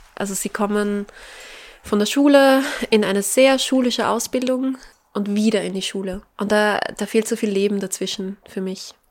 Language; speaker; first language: German; native; German